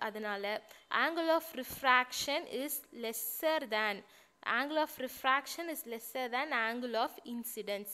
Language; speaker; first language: English; non-native, local second language; Tamil